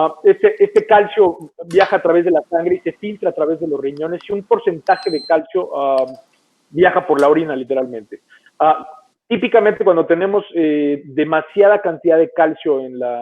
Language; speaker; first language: Spanish; native; Spanish